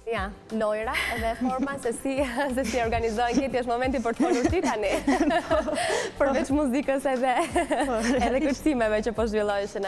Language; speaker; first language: Albanian; native; Albanian